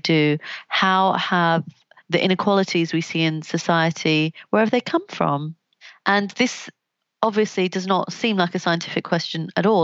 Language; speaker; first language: English; native; English